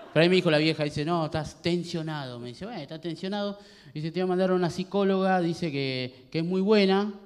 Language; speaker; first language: Spanish; native; Spanish